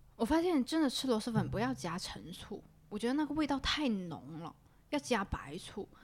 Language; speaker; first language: Chinese; non-native, local second language; Cantonese